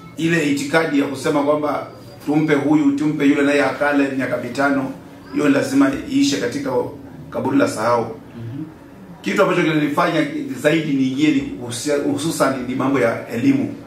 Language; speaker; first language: Swahili; native; Swahili